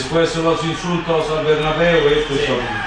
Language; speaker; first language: Spanish; non-native, learner; Italian